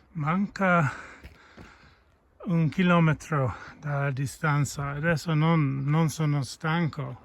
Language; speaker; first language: Italian; non-native, fluent; English